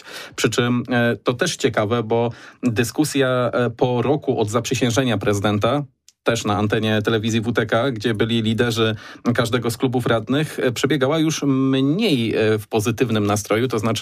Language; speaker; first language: Polish; native; Polish